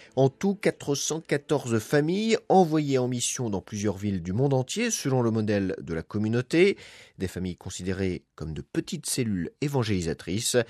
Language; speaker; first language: French; native; French